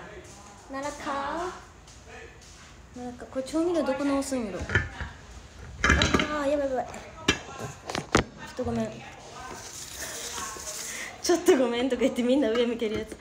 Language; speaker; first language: Japanese; native; Japanese